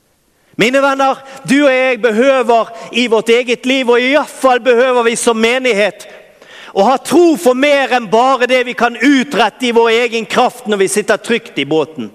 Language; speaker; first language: Norwegian; native; Norwegian